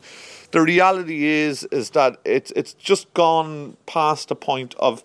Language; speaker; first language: English; native; English